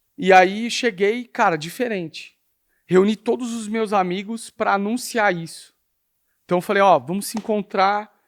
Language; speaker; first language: Portuguese; native; Portuguese